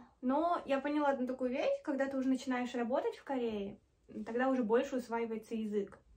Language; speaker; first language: Russian; native; Russian